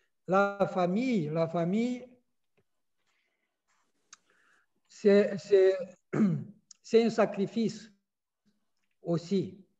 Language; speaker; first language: French; non-native, fluent; Romanian